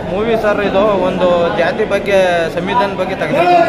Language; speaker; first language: Kannada; native; Kannada